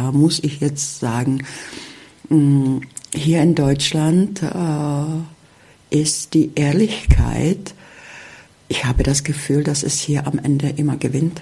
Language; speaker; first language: German; early bilingual, heritage; Czech